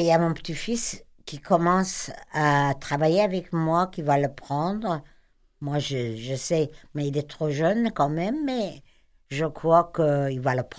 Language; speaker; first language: French; non-native, fluent; Persian